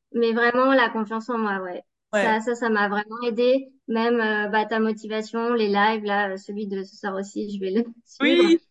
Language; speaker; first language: French; native; French